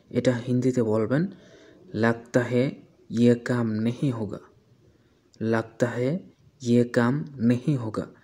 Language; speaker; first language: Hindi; non-native, fluent; Bangla